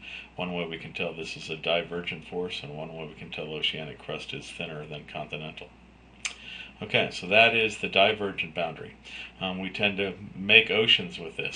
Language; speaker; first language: English; native; English